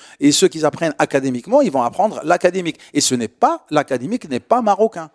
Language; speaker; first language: French; non-native, local second language; Arabic